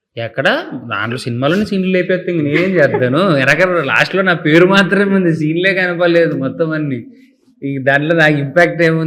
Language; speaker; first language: Telugu; native; Telugu